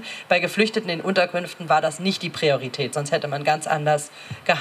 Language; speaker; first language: German; native; German